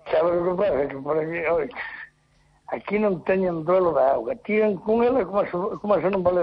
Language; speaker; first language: Spanish; non-native, local second language; Galician